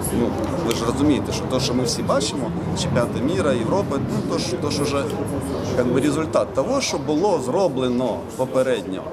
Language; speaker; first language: Ukrainian; native; Ukrainian